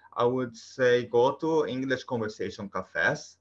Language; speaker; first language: English; non-native, fluent; Portuguese